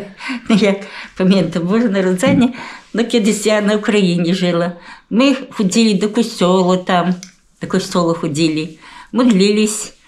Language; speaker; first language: Polish; early bilingual, heritage; Polish